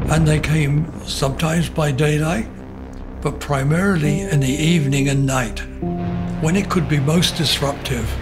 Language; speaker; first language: English; native; English